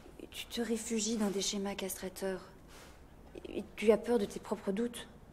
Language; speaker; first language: French; native; French